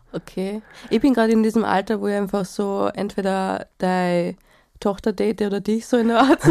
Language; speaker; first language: German; native; German